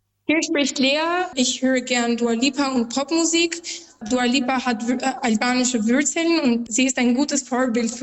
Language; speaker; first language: German; non-native, learner; Albanian